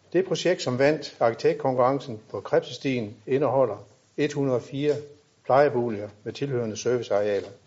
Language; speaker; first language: Danish; native; Danish